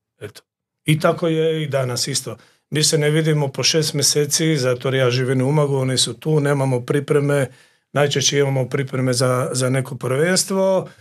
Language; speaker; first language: Croatian; native; Croatian